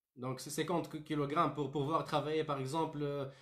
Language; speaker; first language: French; non-native, local second language; Arabic